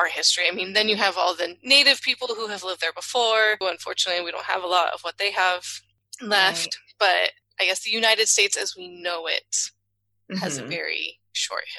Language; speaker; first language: English; native; English